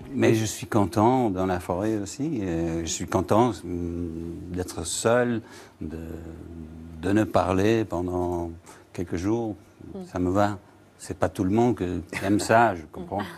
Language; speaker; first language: French; non-native, learner; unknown